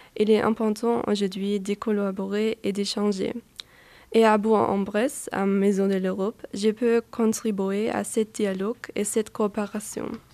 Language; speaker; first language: French; non-native, learner; German